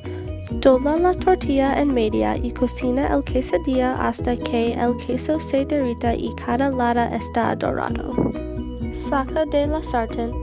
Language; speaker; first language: Spanish; non-native, learner; English